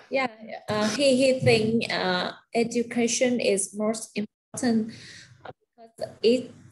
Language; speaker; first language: English; non-native, learner; Vietnamese